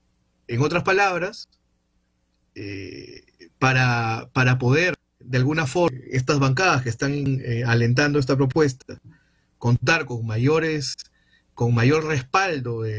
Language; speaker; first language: Spanish; native; Spanish